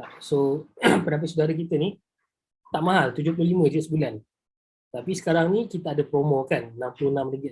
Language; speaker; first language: Malay; native; Malay